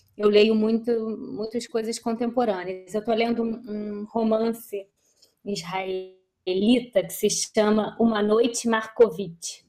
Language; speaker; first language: Portuguese; native; Portuguese